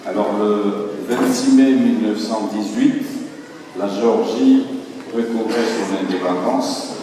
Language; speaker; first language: French; non-native, fluent; Georgian